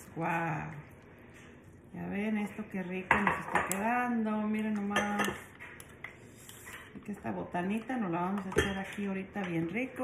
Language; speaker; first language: Spanish; native; Spanish